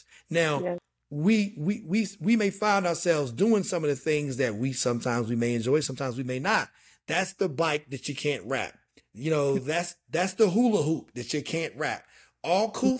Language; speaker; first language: English; native; English